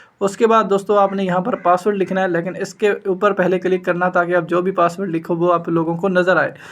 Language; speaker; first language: Urdu; native; Urdu